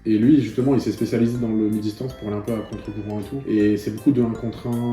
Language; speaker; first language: French; native; French